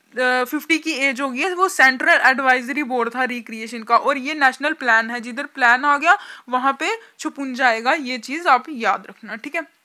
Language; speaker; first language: Hindi; native; Hindi